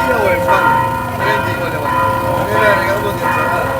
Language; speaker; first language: Spanish; native; Spanish